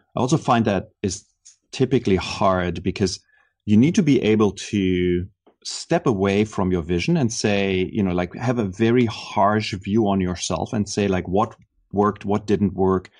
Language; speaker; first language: English; non-native, fluent; German